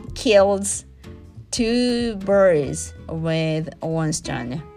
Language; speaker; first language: English; non-native, learner; Japanese